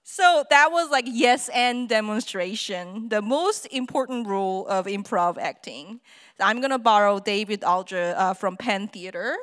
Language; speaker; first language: English; non-native, fluent; Korean